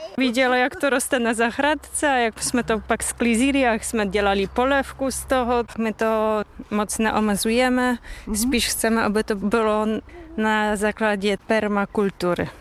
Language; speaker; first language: Czech; non-native, fluent; Polish